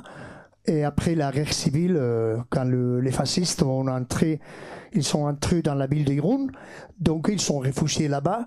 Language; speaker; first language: French; non-native, fluent; Basque